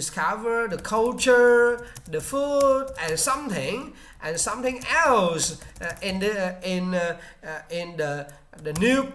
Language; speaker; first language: English; non-native, learner; Vietnamese